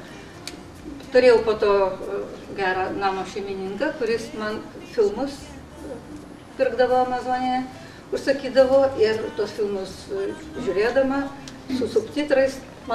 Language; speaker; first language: Lithuanian; non-native, local second language; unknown